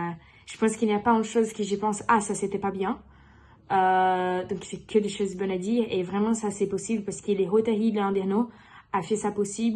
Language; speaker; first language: French; non-native, learner; Portuguese